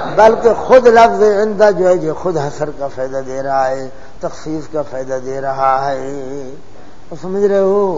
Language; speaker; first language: Urdu; non-native, local second language; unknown